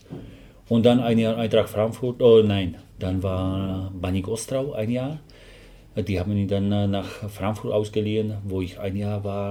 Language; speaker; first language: German; non-native, fluent; Slovak